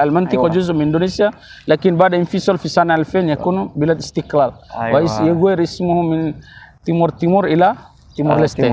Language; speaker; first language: Arabic; non-native, learner; Indonesian